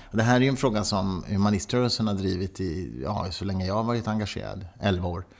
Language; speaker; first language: Swedish; native; Swedish